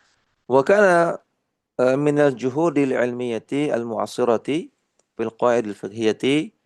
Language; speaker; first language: Arabic; non-native, fluent; Indonesian